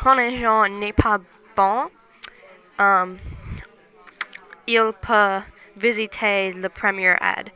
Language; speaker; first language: French; non-native, learner; English